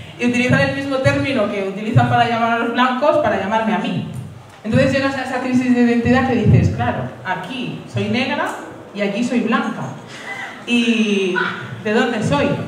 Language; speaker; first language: Spanish; native; Spanish